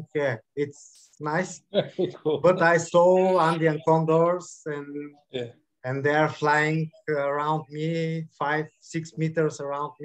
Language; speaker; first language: English; non-native, learner; Bulgarian